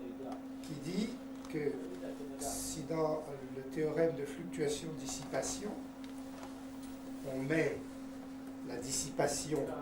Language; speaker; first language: French; native; French